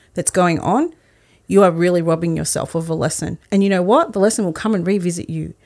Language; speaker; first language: English; early bilingual, other home language; Spanish